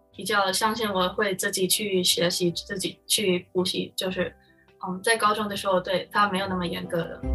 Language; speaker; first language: Chinese; non-native, fluent; Min Nan Chinese